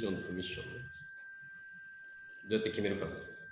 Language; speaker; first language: Japanese; native; Japanese